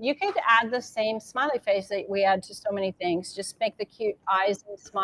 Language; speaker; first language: English; native; English